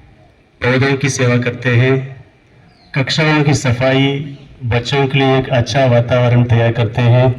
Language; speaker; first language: Hindi; native; Hindi